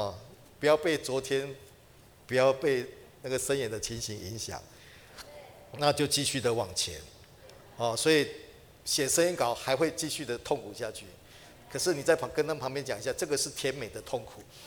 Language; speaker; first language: Chinese; native; Chinese